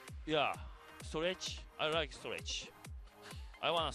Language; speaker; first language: English; non-native, learner; Japanese